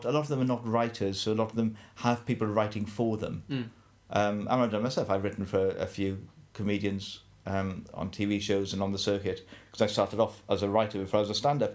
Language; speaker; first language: English; native; English